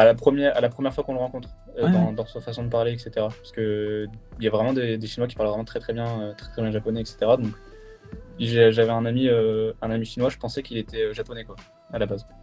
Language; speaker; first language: French; native; French